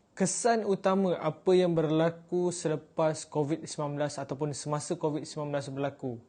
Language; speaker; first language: Malay; native; Malay